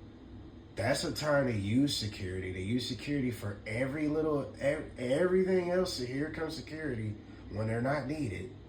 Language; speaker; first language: English; native; English